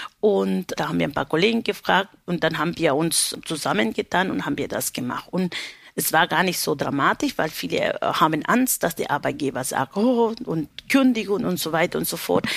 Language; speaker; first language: German; non-native, fluent; Spanish